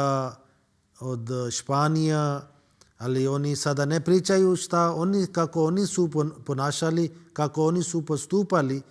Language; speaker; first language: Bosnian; non-native, learner; Urdu